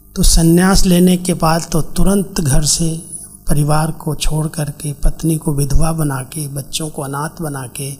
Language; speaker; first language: Hindi; native; Hindi